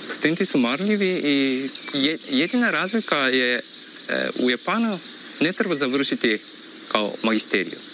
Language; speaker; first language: Croatian; non-native, fluent; Japanese